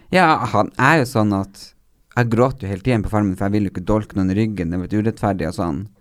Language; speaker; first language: Norwegian; native; Norwegian